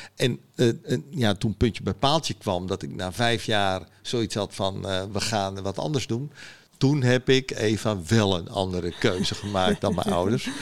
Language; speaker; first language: Dutch; early bilingual, other home language; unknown